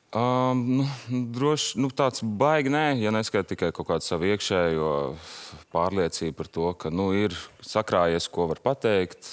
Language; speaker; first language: Latvian; native; Latvian